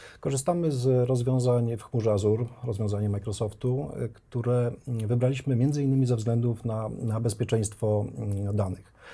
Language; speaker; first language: Polish; native; Polish